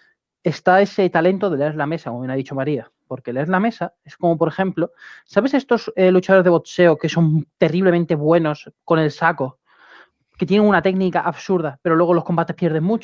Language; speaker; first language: Spanish; native; Spanish